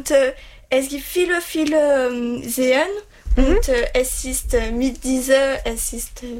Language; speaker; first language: German; non-native, learner; French